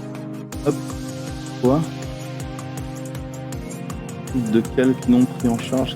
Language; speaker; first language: French; native; French